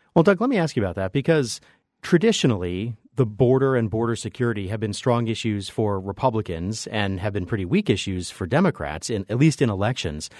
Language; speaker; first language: English; native; English